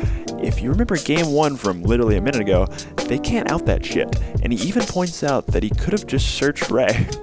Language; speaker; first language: English; native; English